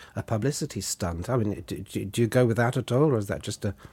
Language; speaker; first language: English; native; English